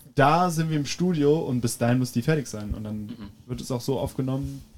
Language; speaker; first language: German; non-native, fluent; French